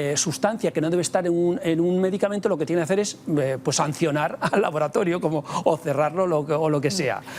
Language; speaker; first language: Spanish; native; Spanish